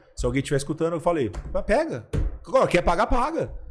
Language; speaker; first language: Portuguese; native; Portuguese